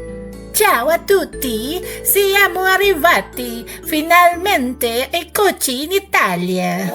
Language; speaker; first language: Italian; non-native, learner; Filipino